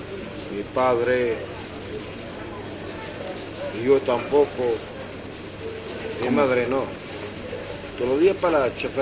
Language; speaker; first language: Spanish; non-native, learner; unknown